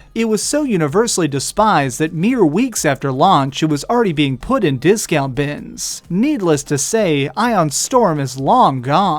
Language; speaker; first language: English; native; English